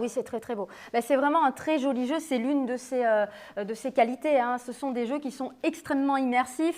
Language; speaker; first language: French; native; French